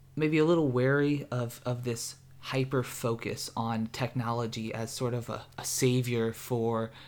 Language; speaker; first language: English; native; English